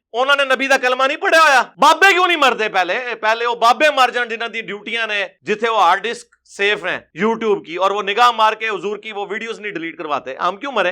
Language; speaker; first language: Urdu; non-native, local second language; Punjabi